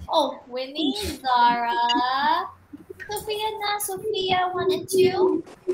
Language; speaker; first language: English; non-native, fluent; Chinese